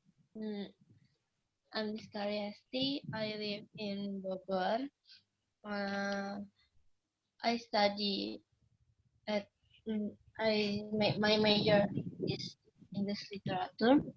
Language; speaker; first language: English; non-native, learner; Indonesian